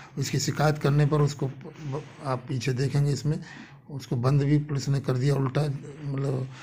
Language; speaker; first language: Hindi; native; Hindi